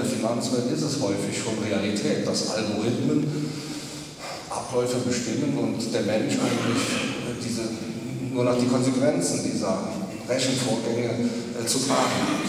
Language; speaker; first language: German; native; German